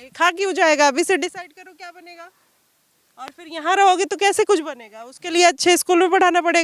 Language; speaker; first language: Hindi; native; Hindi